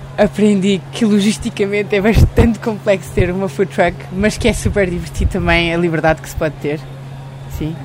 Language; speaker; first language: Portuguese; early bilingual, other home language; English